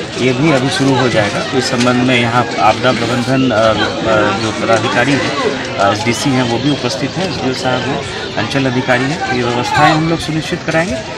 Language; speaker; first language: Hindi; native; Hindi